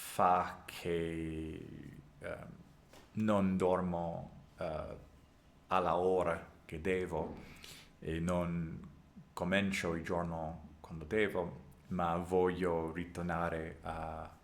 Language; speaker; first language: Italian; non-native, learner; English